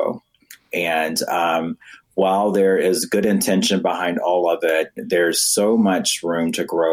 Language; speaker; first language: English; native; English